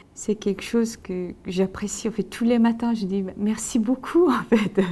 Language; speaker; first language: French; non-native, fluent; Korean